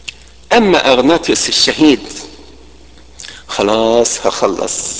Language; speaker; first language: Arabic; native; Arabic